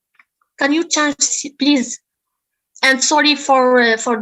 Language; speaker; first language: English; non-native, learner; Arabic